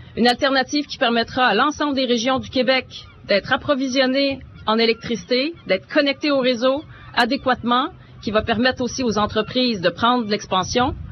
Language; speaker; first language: French; native; French